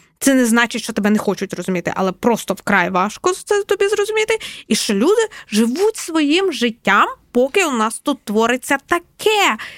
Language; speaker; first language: Ukrainian; non-native, local second language; Russian